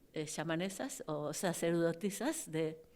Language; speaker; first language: Spanish; non-native, fluent; Japanese